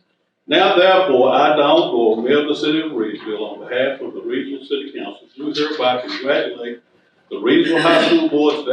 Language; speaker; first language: English; native; English